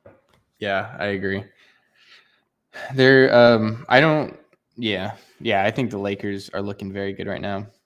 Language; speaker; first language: English; native; English